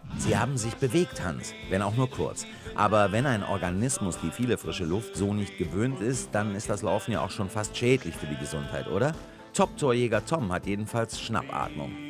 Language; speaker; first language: German; native; German